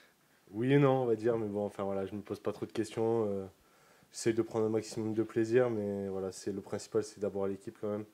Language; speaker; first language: French; native; French